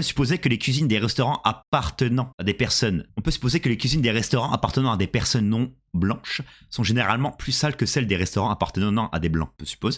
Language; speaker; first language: French; native; French